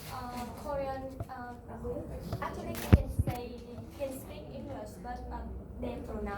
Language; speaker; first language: English; non-native, learner; Vietnamese